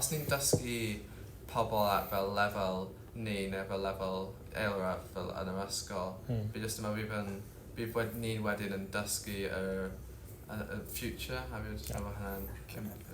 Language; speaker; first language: Welsh; non-native, local second language; English